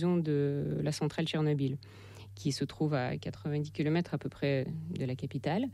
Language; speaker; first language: French; non-native, fluent; Russian